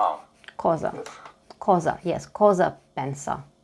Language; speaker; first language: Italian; non-native, learner; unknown